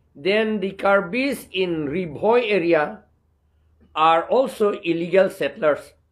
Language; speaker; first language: English; non-native, local second language; Karbi